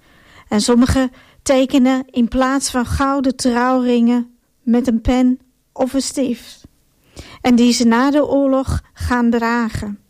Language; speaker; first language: Dutch; non-native, fluent; Ukrainian